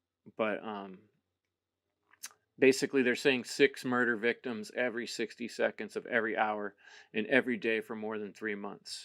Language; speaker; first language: English; native; English